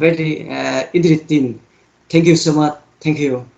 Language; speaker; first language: English; non-native, learner; Vietnamese